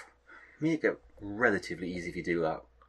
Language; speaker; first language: English; native; English